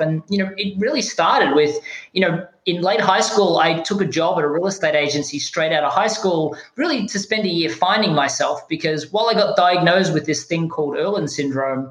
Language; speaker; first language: English; native; English